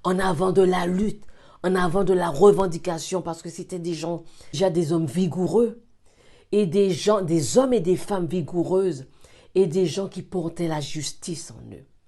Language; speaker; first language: French; native; French